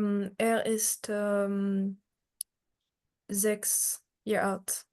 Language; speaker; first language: German; non-native, learner; French